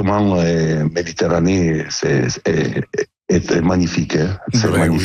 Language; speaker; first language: French; non-native, learner; Italian